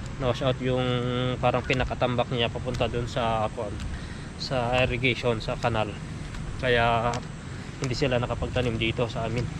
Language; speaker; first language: Filipino; non-native, local second language; Iloko